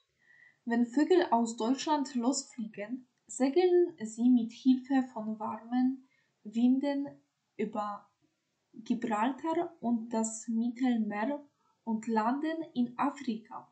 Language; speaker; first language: German; non-native, fluent; Polish